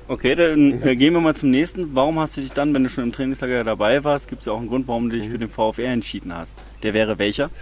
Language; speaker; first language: German; native; German